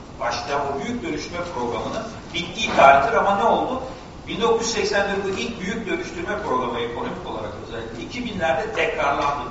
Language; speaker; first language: Turkish; native; Turkish